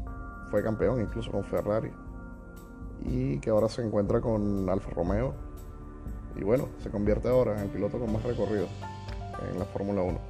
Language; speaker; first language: Spanish; native; Spanish